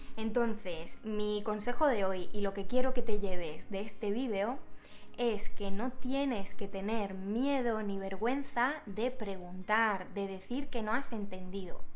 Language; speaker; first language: Spanish; native; Spanish